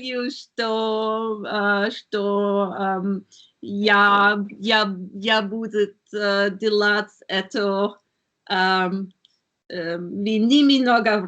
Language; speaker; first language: Russian; non-native, learner; German